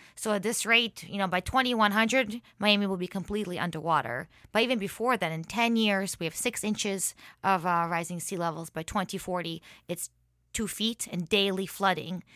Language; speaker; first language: English; early bilingual, other home language; Hebrew